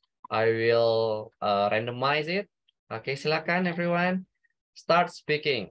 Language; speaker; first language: English; non-native, fluent; Indonesian